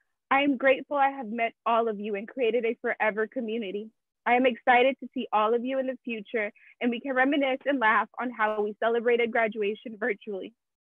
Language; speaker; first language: English; early bilingual, other home language; Spanish